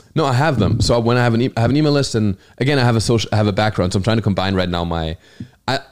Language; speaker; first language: English; non-native, fluent; German